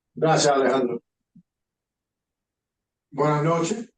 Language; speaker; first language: Spanish; early bilingual, heritage; Spanish